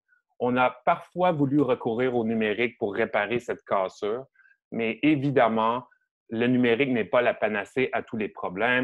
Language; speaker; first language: French; native; French